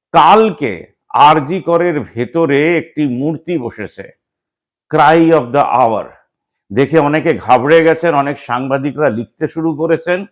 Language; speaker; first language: Bangla; native; Bangla